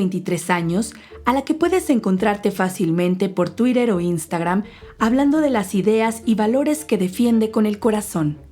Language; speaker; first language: Spanish; native; Spanish